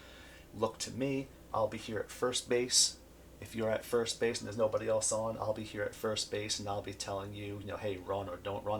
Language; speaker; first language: English; native; English